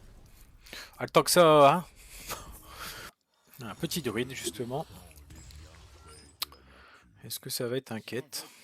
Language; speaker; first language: French; native; French